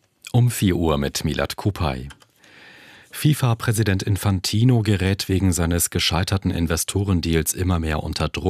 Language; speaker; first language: German; native; German